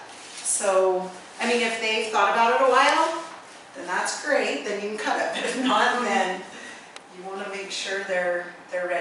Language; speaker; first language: English; native; English